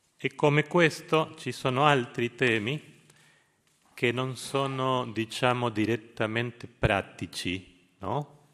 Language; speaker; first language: Italian; non-native, fluent; Spanish